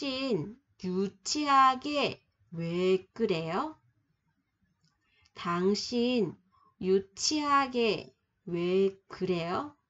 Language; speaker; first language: Korean; non-native, fluent; Vietnamese